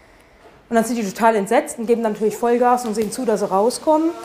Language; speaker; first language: German; native; German